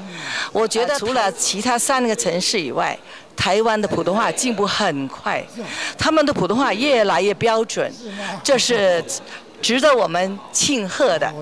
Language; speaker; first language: Chinese; non-native, local second language; Cantonese